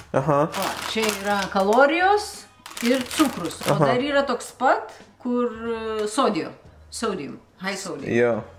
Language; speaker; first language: Lithuanian; native; Lithuanian